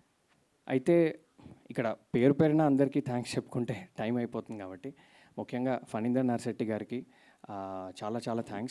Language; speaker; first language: Telugu; native; Telugu